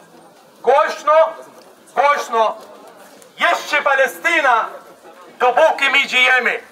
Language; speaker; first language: Polish; non-native, fluent; Arabic